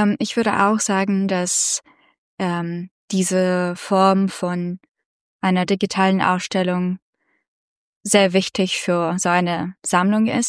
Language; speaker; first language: German; non-native, fluent; Russian